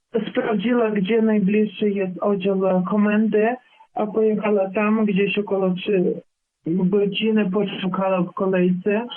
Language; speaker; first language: Polish; non-native, learner; Ukrainian